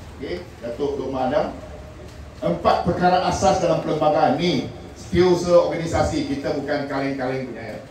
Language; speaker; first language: Malay; non-native, local second language; Min Nan Chinese